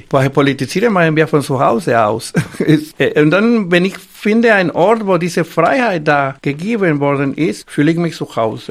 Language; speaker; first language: German; non-native, fluent; Spanish